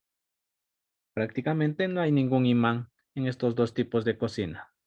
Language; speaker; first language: Spanish; native; Spanish